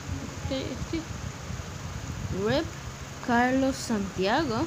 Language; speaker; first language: Spanish; early bilingual, heritage; English